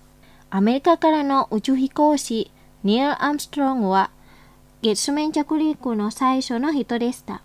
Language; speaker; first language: Japanese; non-native, fluent; Indonesian